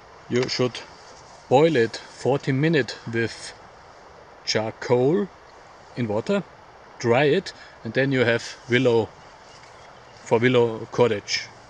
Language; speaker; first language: English; non-native, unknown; German